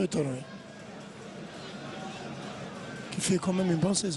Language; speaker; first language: French; non-native, local second language; Arabic